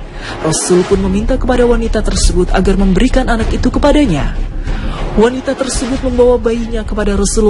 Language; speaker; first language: Indonesian; native; Indonesian